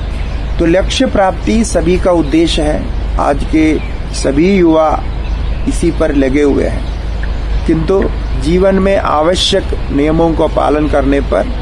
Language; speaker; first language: Hindi; non-native, local second language; Malayalam